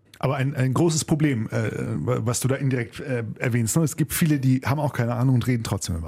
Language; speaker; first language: German; native; German